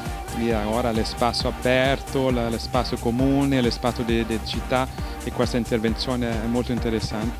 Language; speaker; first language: Italian; non-native, fluent; Portuguese